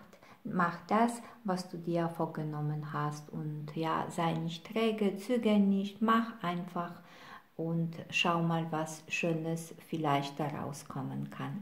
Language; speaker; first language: German; non-native, fluent; Polish